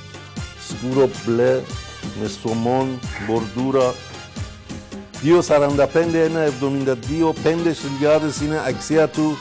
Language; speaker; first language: Greek; non-native, fluent; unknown